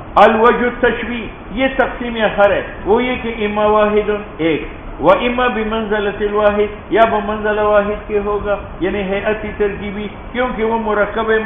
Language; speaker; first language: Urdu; non-native, local second language; Pashto